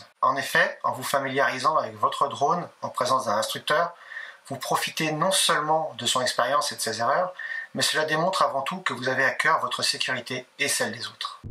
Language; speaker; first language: French; native; French